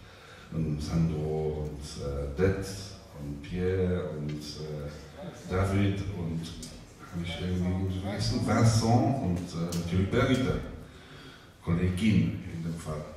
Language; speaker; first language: German; non-native, learner; English